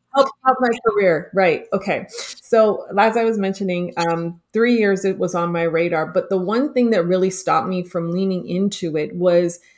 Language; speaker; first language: English; native; English